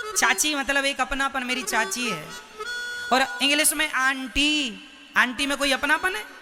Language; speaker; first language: Hindi; native; Hindi